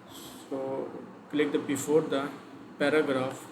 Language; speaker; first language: English; non-native, learner; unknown